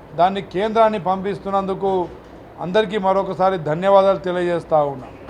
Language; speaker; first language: Telugu; non-native, local second language; Lambadi